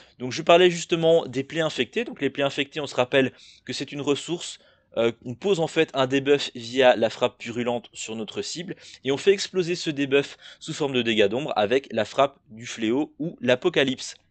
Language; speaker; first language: French; native; French